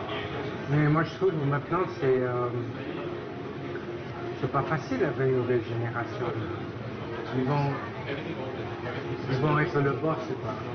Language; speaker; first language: French; non-native, fluent; Chinese